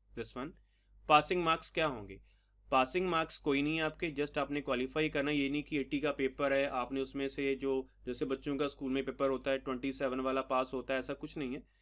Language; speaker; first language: Hindi; non-native, local second language; Punjabi